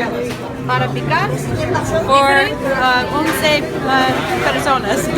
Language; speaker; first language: Spanish; non-native, learner; English